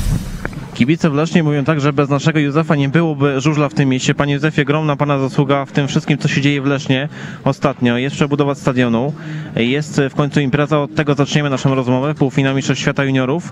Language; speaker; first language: Polish; native; Polish